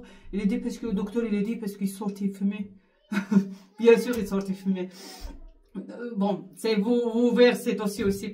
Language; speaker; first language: French; non-native, learner; Arabic